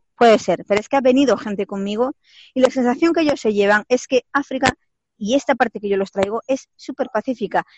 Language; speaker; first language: Spanish; native; Spanish